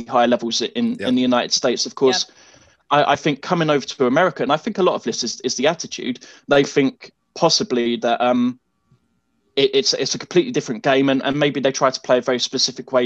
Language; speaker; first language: English; native; English